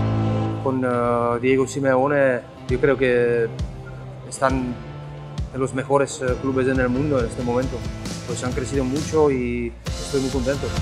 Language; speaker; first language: Spanish; non-native, fluent; Czech